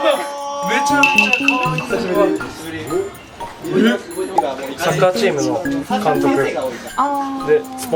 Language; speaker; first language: Japanese; native; Japanese